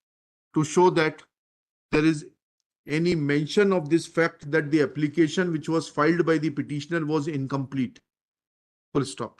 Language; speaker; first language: English; non-native, local second language; Hindi